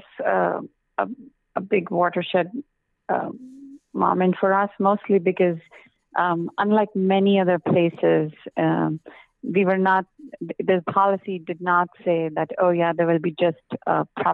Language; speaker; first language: English; non-native, local second language; Hindi